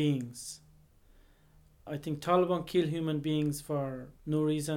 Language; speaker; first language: English; non-native, fluent; Persian